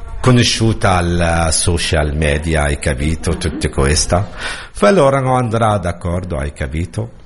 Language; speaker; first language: Italian; non-native, learner; Arabic